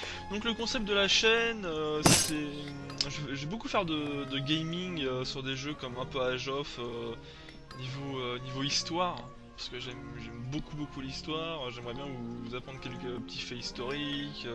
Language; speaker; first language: French; native; French